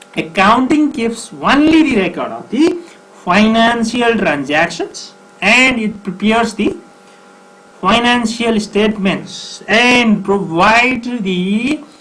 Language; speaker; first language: English; non-native, local second language; Nepali